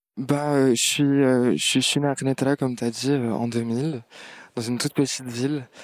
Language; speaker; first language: French; non-native, local second language; Arabic